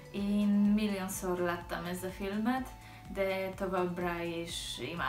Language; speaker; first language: Hungarian; non-native, learner; Polish